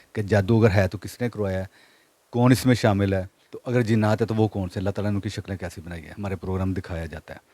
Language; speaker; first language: Hindi; non-native, local second language; Punjabi